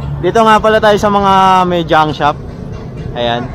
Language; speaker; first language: Filipino; native; Filipino